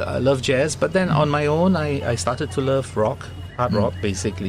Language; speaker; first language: English; native; English